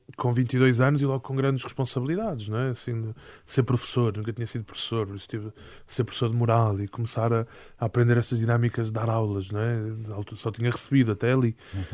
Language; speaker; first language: Portuguese; native; Portuguese